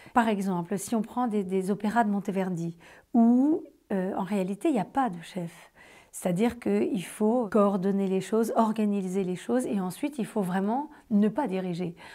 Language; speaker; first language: French; native; French